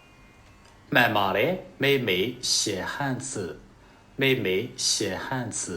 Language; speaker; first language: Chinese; non-native, fluent; Burmese